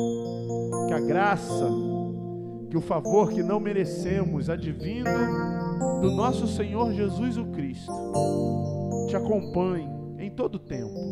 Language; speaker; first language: Portuguese; native; Portuguese